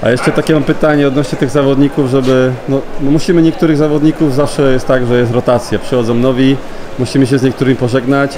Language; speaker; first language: Polish; native; Polish